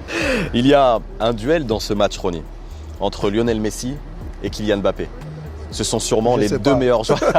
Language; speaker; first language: French; native; French